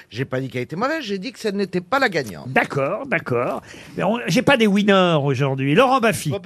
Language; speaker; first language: French; native; French